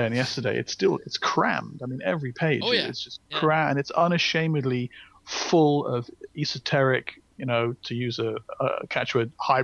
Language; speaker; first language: English; native; English